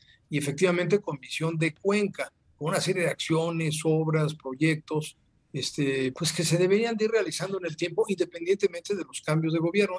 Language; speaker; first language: Spanish; native; Spanish